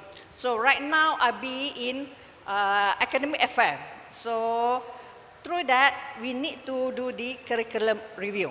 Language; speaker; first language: English; non-native, local second language; Malay